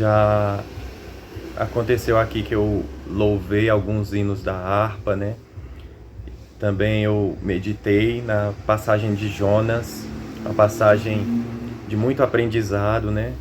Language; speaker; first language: Portuguese; native; Portuguese